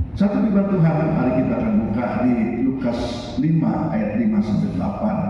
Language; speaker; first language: Indonesian; native; Indonesian